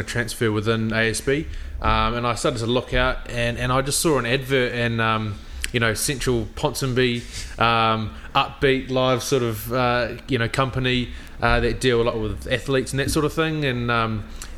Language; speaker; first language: English; native; English